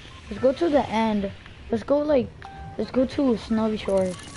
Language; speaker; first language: English; early bilingual, other home language; Spanish